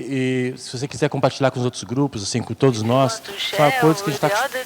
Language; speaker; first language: Portuguese; native; Portuguese